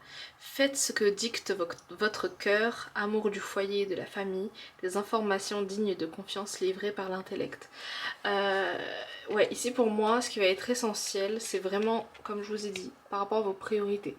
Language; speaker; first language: French; native; French